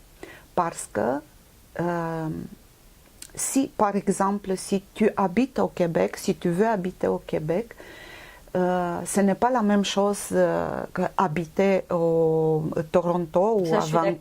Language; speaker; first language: French; non-native, fluent; Romanian